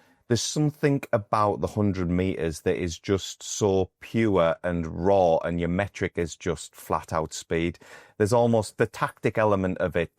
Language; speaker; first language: English; native; English